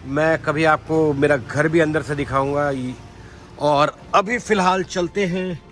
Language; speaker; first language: Hindi; native; Hindi